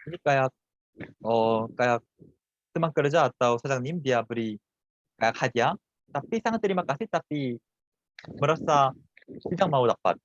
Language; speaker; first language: Indonesian; non-native, fluent; Korean